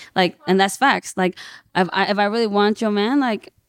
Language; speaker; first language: English; native; English